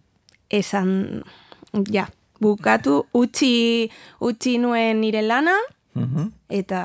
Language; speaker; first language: Basque; non-native, learner; Spanish